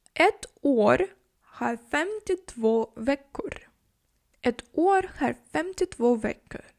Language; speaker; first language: Swedish; non-native, fluent; Ukrainian